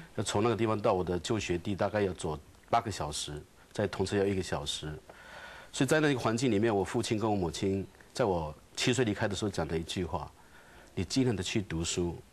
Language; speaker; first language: Chinese; native; Chinese